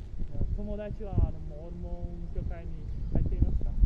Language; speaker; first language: Japanese; non-native, fluent; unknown